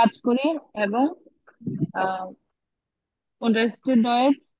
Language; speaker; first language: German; non-native, learner; Bangla